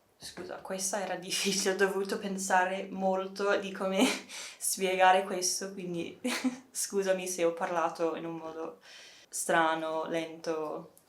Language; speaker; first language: Italian; non-native, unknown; English